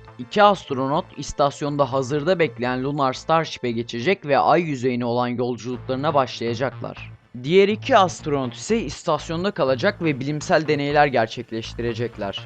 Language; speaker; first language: Turkish; native; Turkish